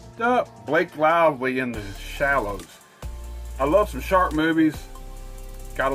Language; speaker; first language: English; native; English